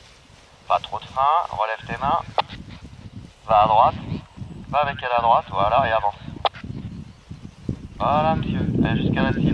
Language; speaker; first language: French; native; French